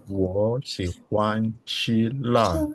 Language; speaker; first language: Chinese; non-native, learner; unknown